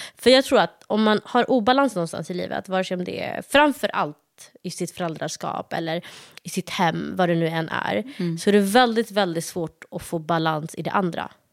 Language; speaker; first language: Swedish; early bilingual, other home language; Somali